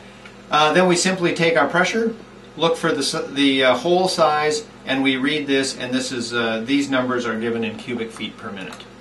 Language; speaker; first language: English; native; English